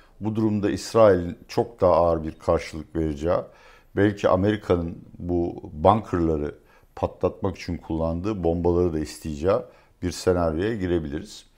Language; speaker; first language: Turkish; native; Turkish